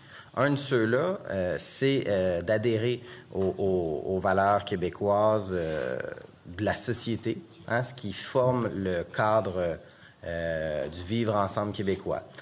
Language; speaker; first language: French; native; French